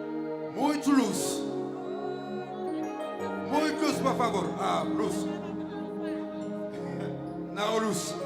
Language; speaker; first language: Portuguese; non-native, learner; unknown